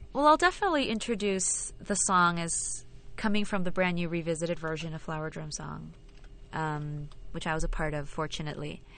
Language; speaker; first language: English; non-native, local second language; Filipino